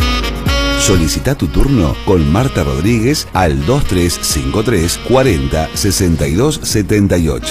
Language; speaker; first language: Spanish; native; Spanish